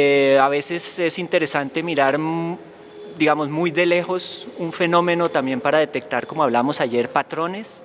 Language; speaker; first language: Spanish; native; Spanish